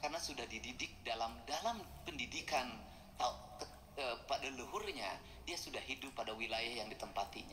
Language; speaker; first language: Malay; non-native, local second language; Sundanese